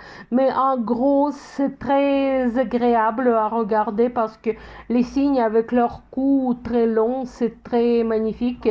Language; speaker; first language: French; non-native, fluent; Russian